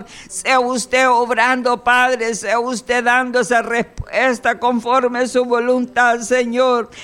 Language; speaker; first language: Spanish; native; Spanish